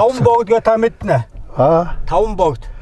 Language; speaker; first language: Mongolian; native; Mongolian